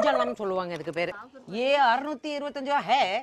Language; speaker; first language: Tamil; native; Tamil